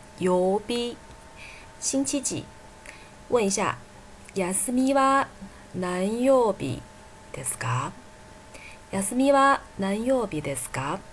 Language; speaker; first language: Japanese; non-native, fluent; Chinese